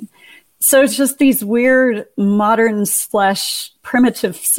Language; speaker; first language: English; native; English